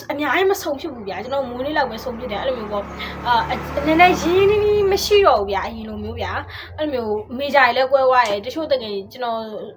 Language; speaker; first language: Burmese; non-native, local second language; Shan